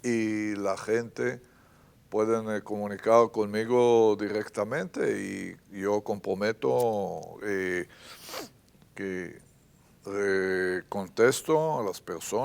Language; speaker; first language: Spanish; non-native, fluent; Hebrew